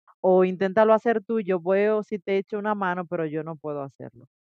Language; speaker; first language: Spanish; native; Spanish